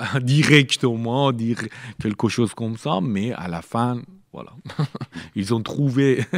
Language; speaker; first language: French; non-native, learner; Persian